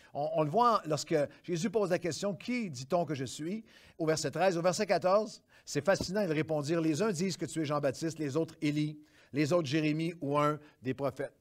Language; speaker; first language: French; native; French